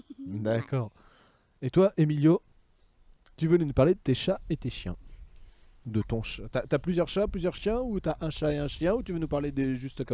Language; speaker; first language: French; native; French